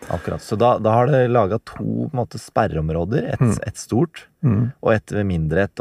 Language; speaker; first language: Norwegian; native; Norwegian